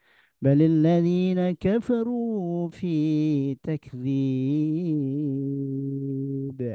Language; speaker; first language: Arabic; non-native, fluent; Indonesian